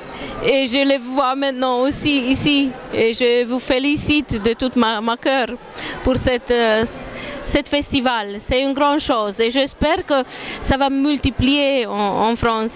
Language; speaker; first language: French; non-native, fluent; Romanian